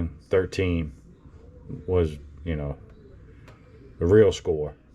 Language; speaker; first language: English; native; English